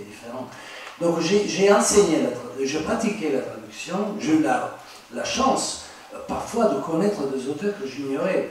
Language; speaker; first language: French; non-native, fluent; Italian